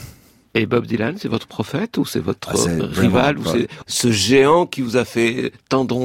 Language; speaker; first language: French; native; French